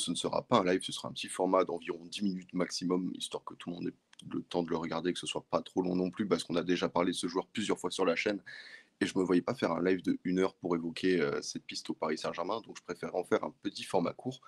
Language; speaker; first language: French; native; French